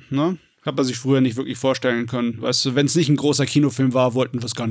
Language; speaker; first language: German; native; German